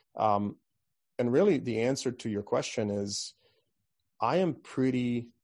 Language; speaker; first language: English; non-native, fluent; Croatian